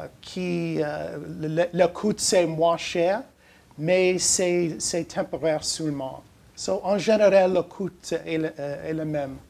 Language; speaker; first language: French; non-native, learner; English